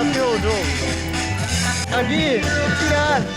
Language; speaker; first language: Korean; native; Korean